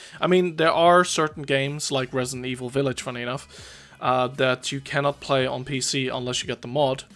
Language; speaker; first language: English; native; English